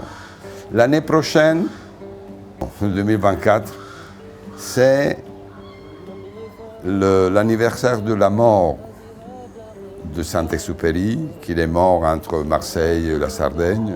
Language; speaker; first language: French; non-native, fluent; Italian